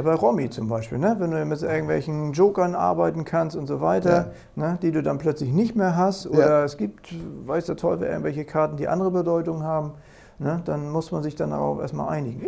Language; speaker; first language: German; native; German